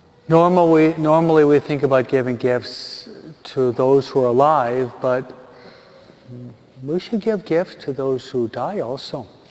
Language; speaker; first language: English; native; English